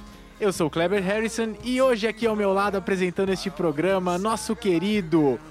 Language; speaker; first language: Portuguese; native; Portuguese